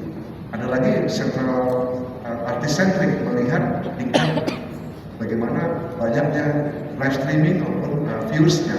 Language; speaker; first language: Indonesian; native; Indonesian